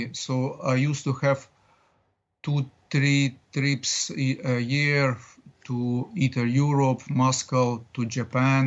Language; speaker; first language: English; non-native, learner; Latvian